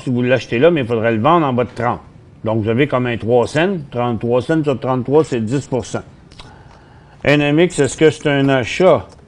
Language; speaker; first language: French; native; French